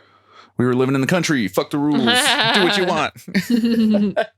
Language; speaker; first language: English; native; English